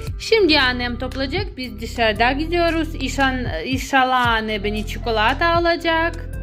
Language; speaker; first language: Turkish; non-native, learner; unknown